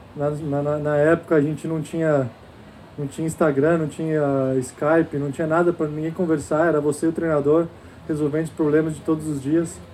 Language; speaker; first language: Portuguese; native; Portuguese